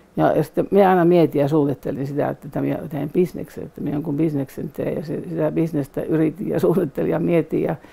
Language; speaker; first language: Finnish; native; Finnish